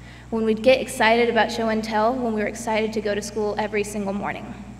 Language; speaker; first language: English; early bilingual, other home language; Spanish